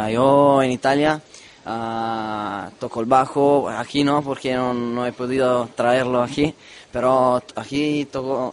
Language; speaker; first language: Spanish; non-native, learner; Italian